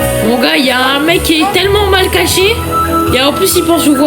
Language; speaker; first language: French; native; French